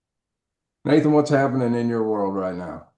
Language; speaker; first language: English; native; English